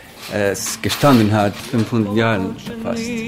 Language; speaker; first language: German; non-native, learner; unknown